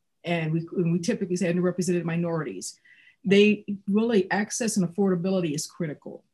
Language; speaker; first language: English; native; English